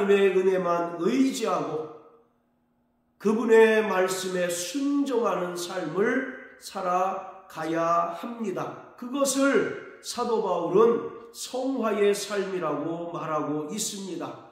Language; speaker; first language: Korean; native; Korean